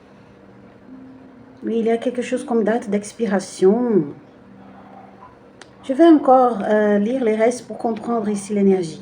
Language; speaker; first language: French; non-native, fluent; Portuguese